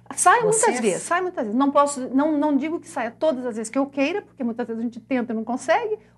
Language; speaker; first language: Portuguese; native; Portuguese